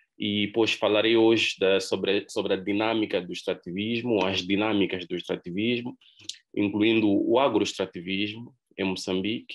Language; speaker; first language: Portuguese; native; Portuguese